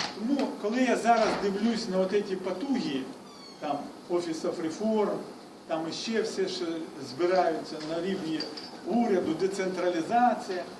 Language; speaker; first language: Ukrainian; non-native, local second language; Russian